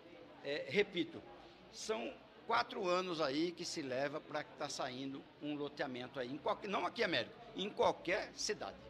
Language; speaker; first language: Portuguese; native; Portuguese